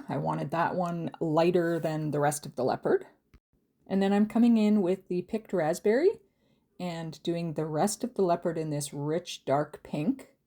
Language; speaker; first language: English; native; English